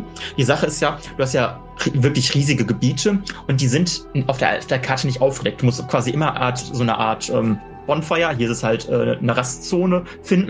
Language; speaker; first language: German; native; German